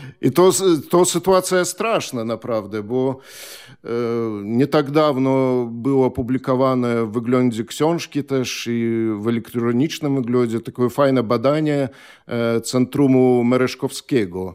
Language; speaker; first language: Polish; non-native, fluent; Belarusian